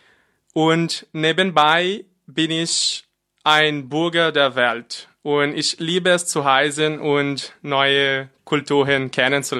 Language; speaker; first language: German; non-native, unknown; Portuguese